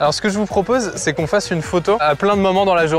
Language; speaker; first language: French; native; French